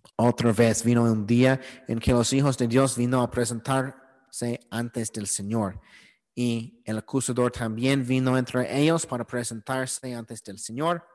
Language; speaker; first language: Spanish; non-native, learner; English